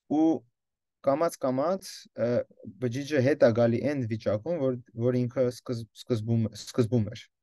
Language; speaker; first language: Armenian; early bilingual, heritage; Armenian